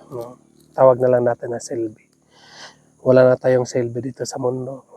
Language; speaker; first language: Filipino; non-native, local second language; Cebuano